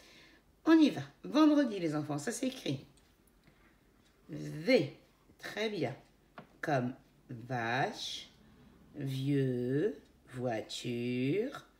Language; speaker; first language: French; native; French